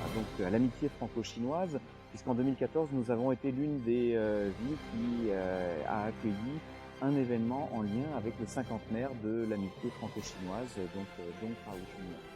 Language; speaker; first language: French; native; French